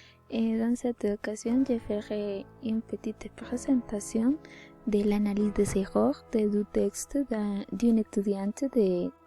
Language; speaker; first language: French; non-native, learner; Spanish